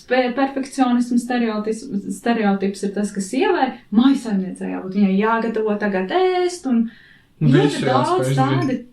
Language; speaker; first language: Latvian; native; Latvian